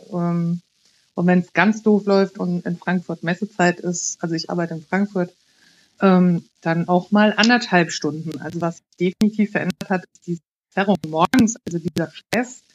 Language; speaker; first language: German; early bilingual, other home language; Italian